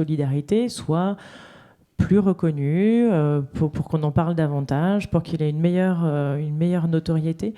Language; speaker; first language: French; native; French